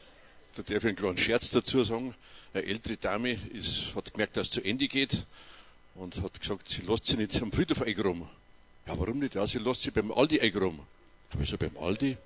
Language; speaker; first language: German; native; German